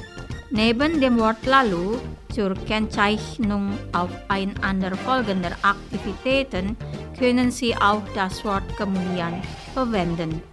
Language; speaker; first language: German; non-native, fluent; Indonesian